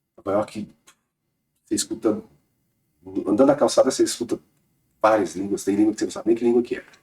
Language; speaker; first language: Portuguese; native; Portuguese